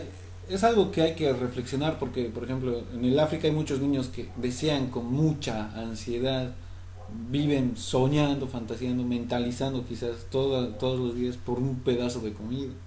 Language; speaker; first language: Spanish; native; Spanish